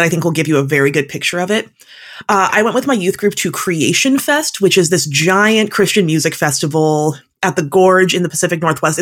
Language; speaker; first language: English; native; English